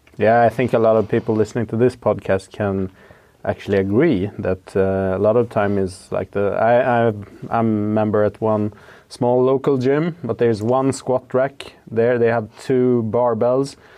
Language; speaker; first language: English; non-native, fluent; Swedish